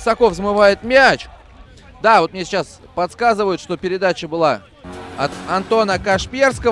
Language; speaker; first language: Russian; native; Russian